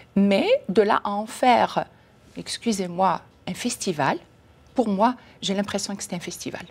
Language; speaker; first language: French; non-native, local second language; Kabyle